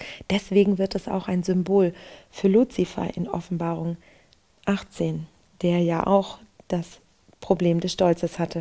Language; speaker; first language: German; native; German